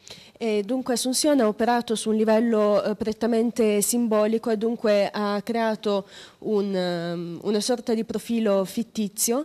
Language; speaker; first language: Italian; native; Italian